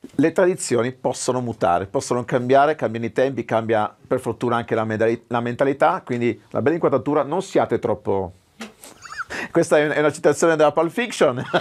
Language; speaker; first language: Italian; native; Italian